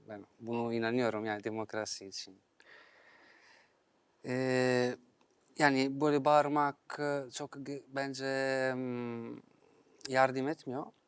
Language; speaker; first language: Turkish; non-native, fluent; Italian